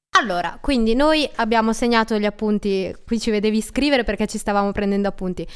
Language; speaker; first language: Italian; native; Italian